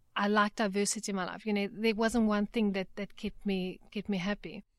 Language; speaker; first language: English; native; English